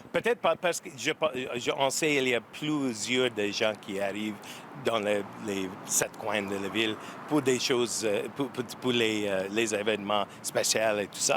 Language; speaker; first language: French; non-native, learner; English